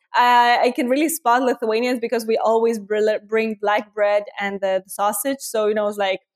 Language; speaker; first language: English; non-native, fluent; Lithuanian